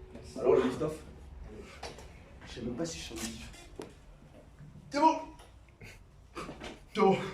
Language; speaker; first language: French; native; French